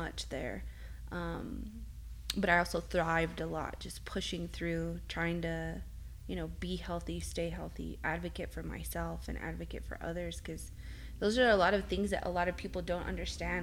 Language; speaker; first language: English; early bilingual, other home language; Spanish